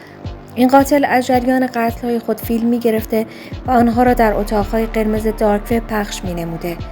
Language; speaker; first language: Persian; native; Persian